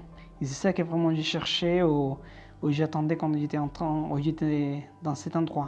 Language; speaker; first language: French; non-native, fluent; Spanish